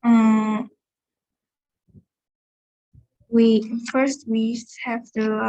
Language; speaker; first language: English; non-native, learner; Vietnamese